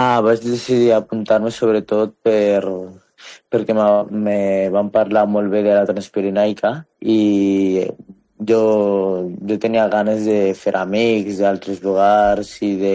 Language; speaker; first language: Catalan; non-native, fluent; Arabic